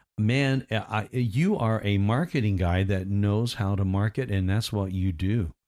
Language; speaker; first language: English; native; English